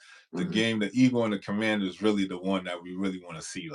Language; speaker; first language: English; native; English